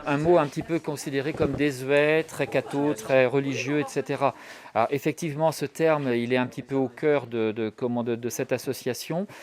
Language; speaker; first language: French; native; French